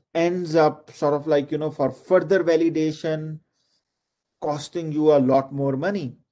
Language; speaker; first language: English; non-native, local second language; Urdu